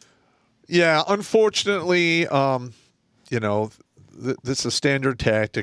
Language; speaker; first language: English; native; English